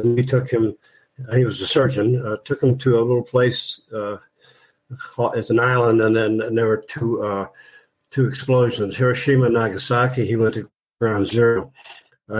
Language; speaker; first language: English; native; English